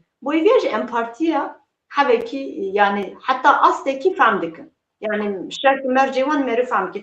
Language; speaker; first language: Kurdish; native; Kurdish